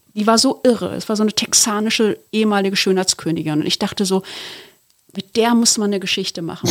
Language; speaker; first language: German; early bilingual, other home language; Turkish